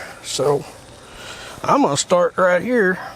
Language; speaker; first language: English; native; English